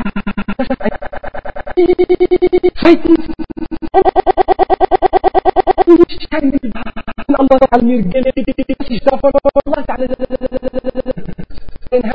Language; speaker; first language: German; non-native, learner; Arabic